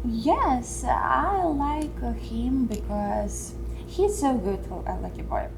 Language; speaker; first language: English; non-native, learner; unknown